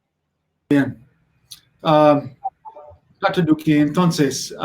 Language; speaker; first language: Spanish; non-native, learner; English